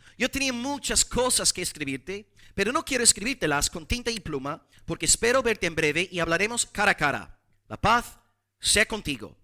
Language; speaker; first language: Spanish; non-native, fluent; English